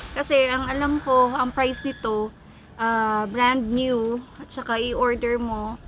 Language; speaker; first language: Filipino; non-native, local second language; Cebuano